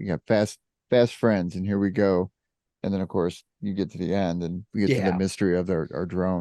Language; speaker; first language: English; native; English